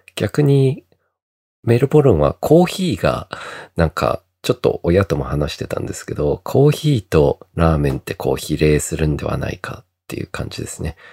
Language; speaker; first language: Japanese; early bilingual, heritage; Japanese